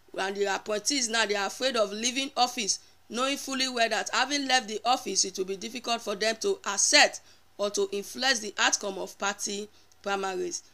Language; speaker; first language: Nigerian Pidgin; native; Nigerian Pidgin